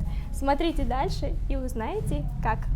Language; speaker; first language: Russian; native; Russian